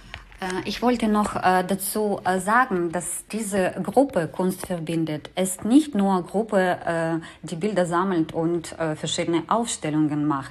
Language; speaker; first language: German; non-native, learner; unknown